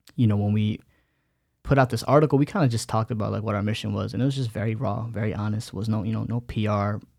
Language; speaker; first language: English; early bilingual, other home language; Bangla